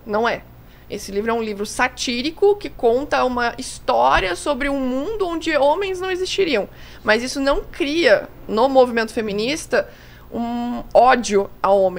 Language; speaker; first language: Portuguese; native; Portuguese